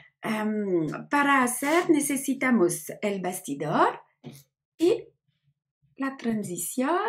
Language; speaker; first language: Spanish; non-native, learner; French